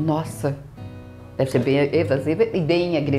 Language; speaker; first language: Portuguese; native; Portuguese